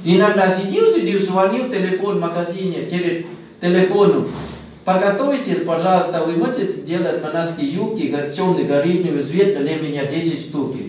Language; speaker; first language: Russian; non-native, learner; Thai